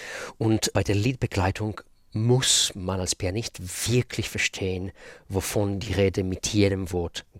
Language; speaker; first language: German; non-native, fluent; Russian